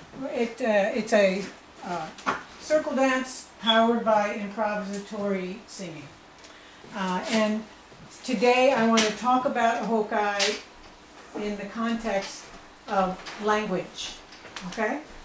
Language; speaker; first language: English; native; English